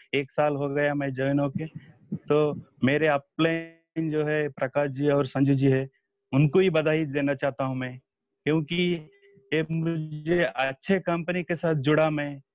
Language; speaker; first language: Hindi; non-native, local second language; Telugu